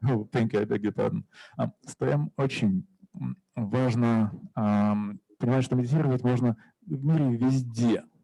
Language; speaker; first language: Russian; native; Russian